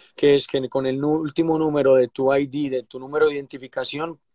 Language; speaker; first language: Spanish; native; Spanish